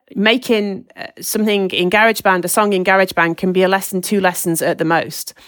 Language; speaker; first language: English; native; English